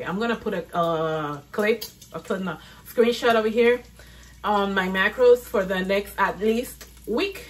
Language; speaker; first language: English; non-native, fluent; Spanish